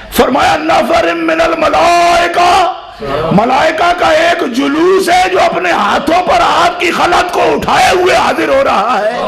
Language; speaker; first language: Urdu; non-native, local second language; Punjabi